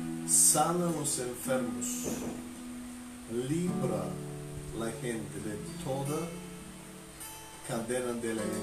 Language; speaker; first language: Spanish; non-native, fluent; Bulgarian